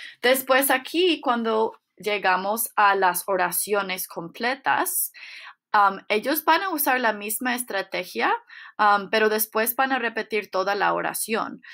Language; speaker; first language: Spanish; non-native, fluent; English